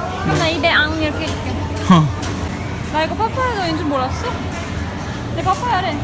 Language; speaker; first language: Korean; non-native, fluent; Romanian